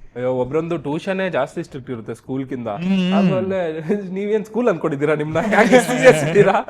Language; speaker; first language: Kannada; non-native, local second language; Marwari